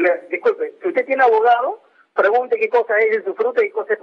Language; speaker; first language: Spanish; native; Spanish